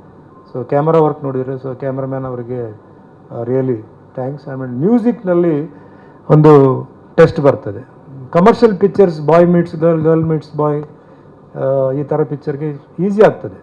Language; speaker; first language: Kannada; non-native, fluent; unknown